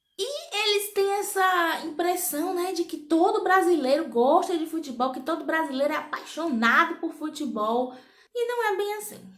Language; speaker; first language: Portuguese; native; Portuguese